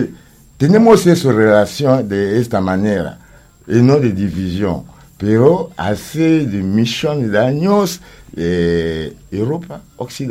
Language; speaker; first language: Spanish; non-native, learner; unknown